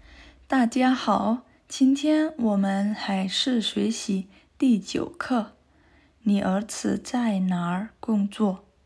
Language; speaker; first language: Chinese; non-native, fluent; Indonesian